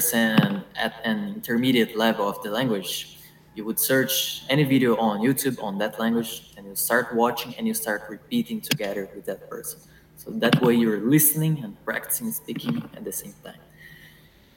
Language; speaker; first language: English; non-native, fluent; Portuguese